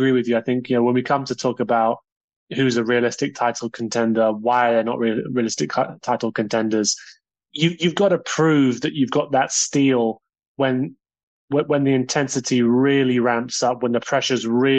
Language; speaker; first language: English; native; English